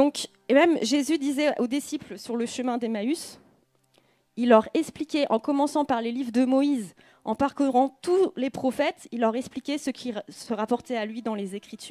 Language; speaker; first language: French; native; French